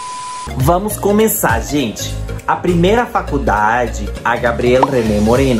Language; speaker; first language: Portuguese; non-native, fluent; Spanish